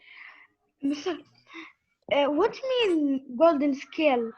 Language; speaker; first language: English; non-native, learner; Arabic